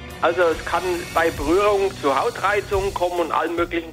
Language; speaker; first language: German; native; German